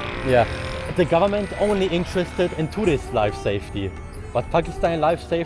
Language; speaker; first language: English; non-native, learner; German